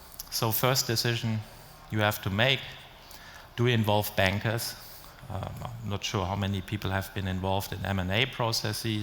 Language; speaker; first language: English; non-native, fluent; German